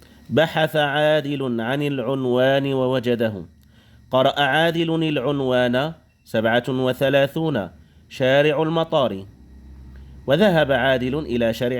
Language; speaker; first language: Arabic; non-native, fluent; Indonesian